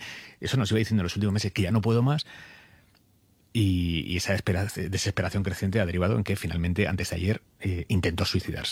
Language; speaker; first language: Spanish; native; Spanish